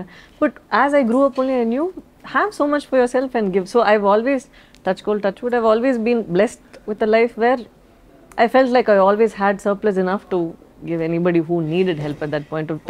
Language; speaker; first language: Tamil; non-native, local second language; Badaga